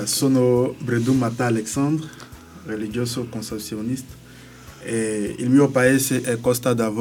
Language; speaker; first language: Italian; non-native, learner; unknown